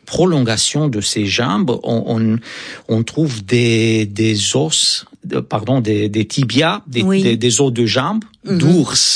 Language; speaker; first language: French; non-native, fluent; Romanian